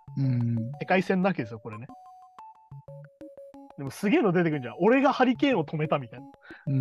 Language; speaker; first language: Japanese; native; Japanese